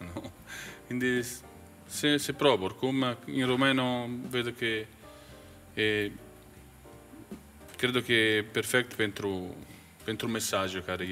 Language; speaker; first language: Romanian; non-native, fluent; Italian